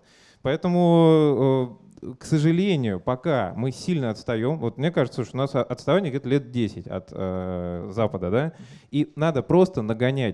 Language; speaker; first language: Russian; native; Russian